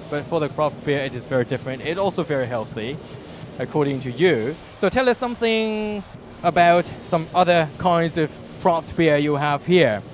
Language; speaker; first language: English; non-native, fluent; Chinese